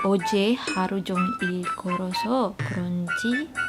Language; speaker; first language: Korean; non-native, learner; Filipino